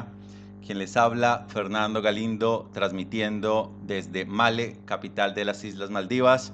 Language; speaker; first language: Spanish; native; Spanish